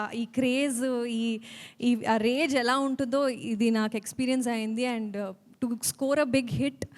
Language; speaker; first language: Telugu; non-native, learner; Kannada